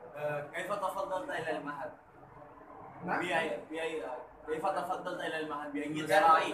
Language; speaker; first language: Arabic; non-native, learner; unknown